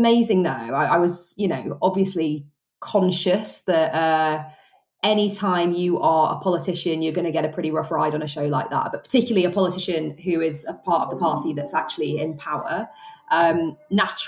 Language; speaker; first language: English; native; English